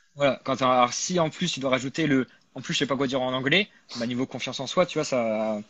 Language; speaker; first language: French; native; French